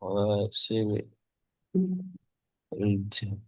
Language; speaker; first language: Arabic; non-native, learner; Indonesian